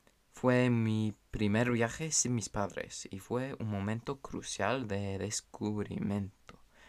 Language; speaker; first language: Spanish; non-native, fluent; English